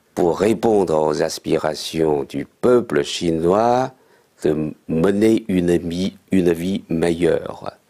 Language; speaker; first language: French; non-native, fluent; Chinese